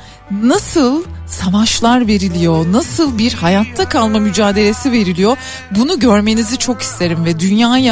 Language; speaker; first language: Turkish; native; Turkish